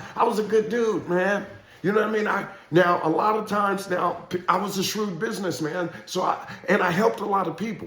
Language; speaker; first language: English; native; English